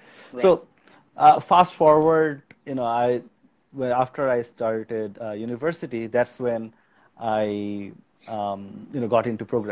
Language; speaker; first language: English; non-native, local second language; Bangla